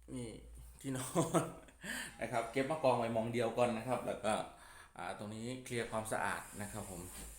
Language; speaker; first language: Thai; native; Thai